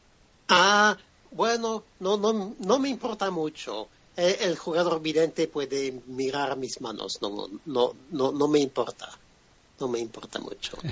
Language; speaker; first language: Spanish; non-native, fluent; French